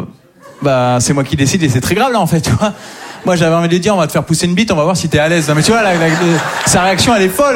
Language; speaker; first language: French; native; French